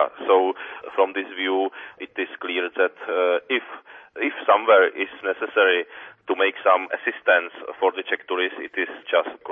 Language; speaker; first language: English; non-native, fluent; Czech